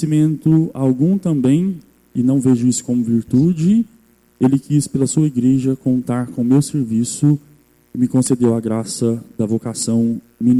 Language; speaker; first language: Portuguese; native; Portuguese